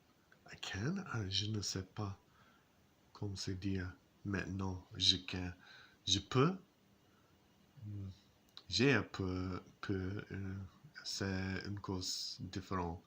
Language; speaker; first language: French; non-native, learner; English